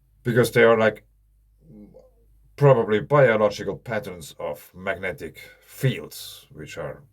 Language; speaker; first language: English; non-native, fluent; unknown